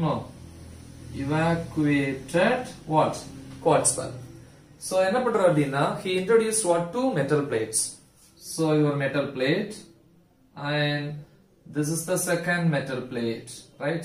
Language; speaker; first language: English; non-native, local second language; Tamil